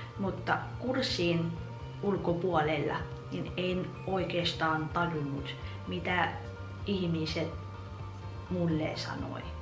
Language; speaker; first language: Finnish; non-native, fluent; Vietnamese